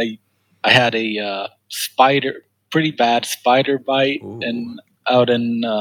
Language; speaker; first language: English; non-native, fluent; Swedish